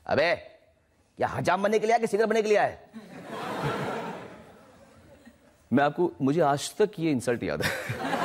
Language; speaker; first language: Hindi; native; Hindi